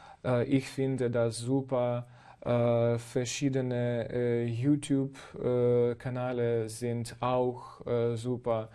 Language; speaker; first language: German; non-native, fluent; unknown